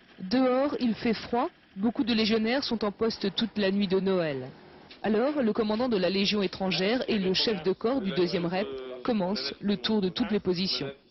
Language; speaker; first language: French; native; French